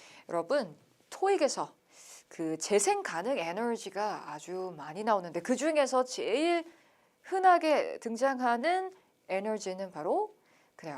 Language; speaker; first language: Korean; native; Korean